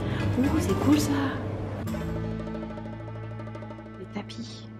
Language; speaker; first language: French; native; French